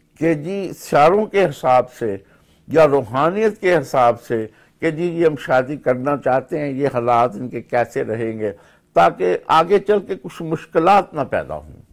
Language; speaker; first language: Urdu; native; Urdu